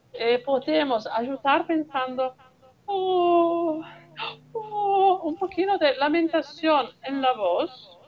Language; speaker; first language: Spanish; non-native, learner; Italian